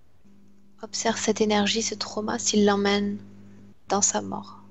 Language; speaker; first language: French; native; French